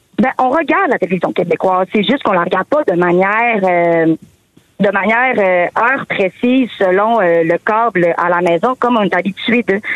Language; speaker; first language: French; native; French